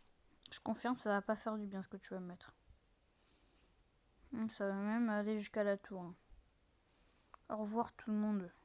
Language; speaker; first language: French; native; French